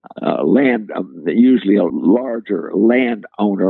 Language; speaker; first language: English; native; English